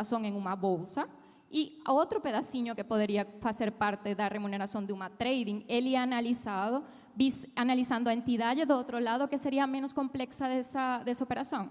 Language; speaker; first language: Portuguese; non-native, fluent; Spanish